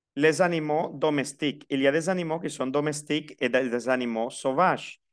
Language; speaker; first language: Spanish; native; Spanish